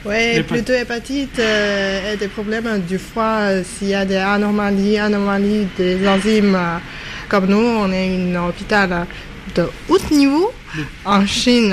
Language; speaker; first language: French; non-native, fluent; Chinese